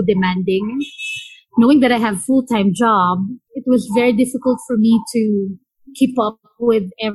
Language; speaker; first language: English; non-native, local second language; Filipino